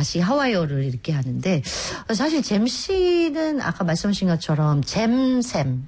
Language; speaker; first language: Korean; native; Korean